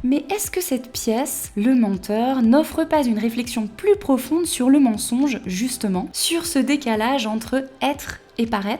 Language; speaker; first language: French; native; French